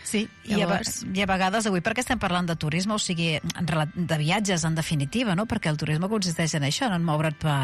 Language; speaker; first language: Catalan; native; Catalan